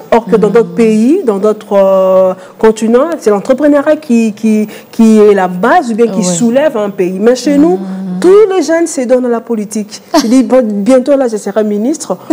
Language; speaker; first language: French; non-native, local second language; Lingala